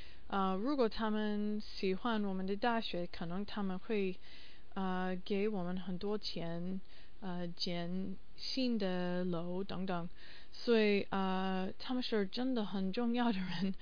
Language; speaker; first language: Chinese; non-native, learner; English